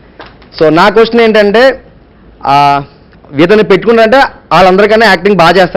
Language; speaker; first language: Telugu; native; Telugu